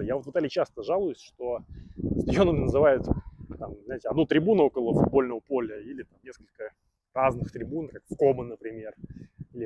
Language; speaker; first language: Russian; native; Russian